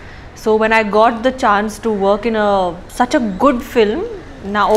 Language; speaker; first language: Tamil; non-native, learner; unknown